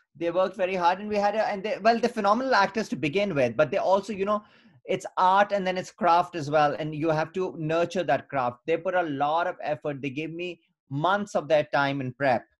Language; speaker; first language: English; non-native, local second language; Urdu